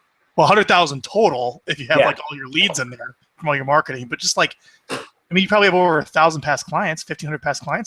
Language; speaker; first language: English; native; English